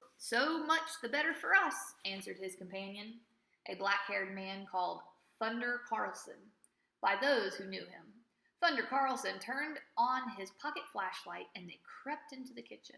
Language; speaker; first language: English; native; English